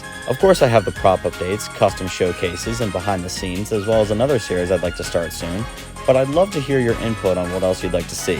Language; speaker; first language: English; native; English